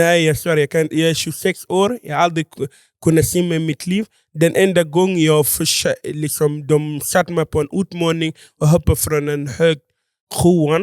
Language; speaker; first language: Swedish; non-native, fluent; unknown